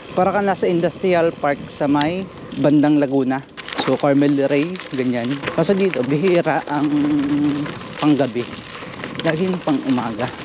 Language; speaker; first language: Filipino; native; Filipino